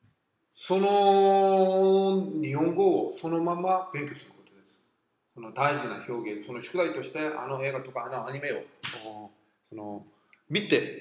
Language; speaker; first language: Japanese; non-native, fluent; Korean